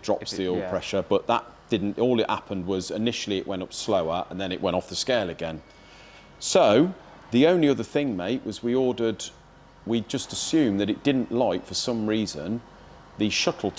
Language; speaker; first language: English; native; English